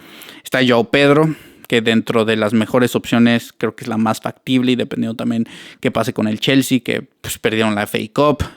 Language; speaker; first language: Spanish; native; Spanish